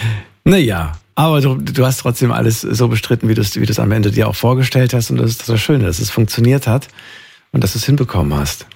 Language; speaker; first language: German; native; German